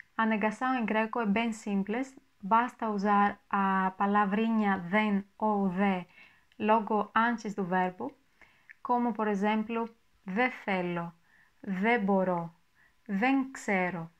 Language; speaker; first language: Portuguese; non-native, fluent; Greek